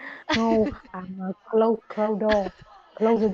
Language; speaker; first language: English; non-native, learner; Vietnamese